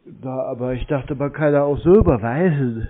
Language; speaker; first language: German; native; German